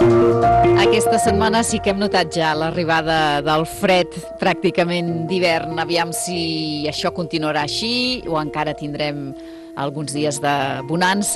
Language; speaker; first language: Catalan; native; Catalan